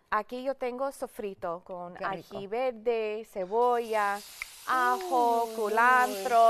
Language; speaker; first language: Spanish; early bilingual, heritage; English